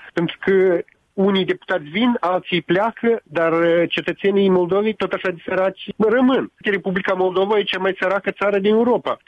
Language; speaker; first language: Romanian; native; Romanian